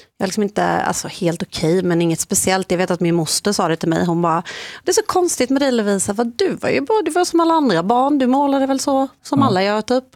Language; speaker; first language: Swedish; native; Swedish